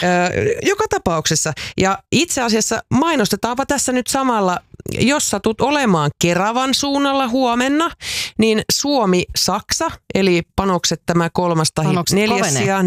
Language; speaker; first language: Finnish; native; Finnish